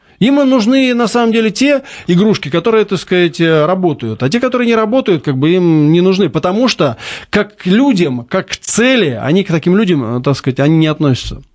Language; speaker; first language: Russian; native; Russian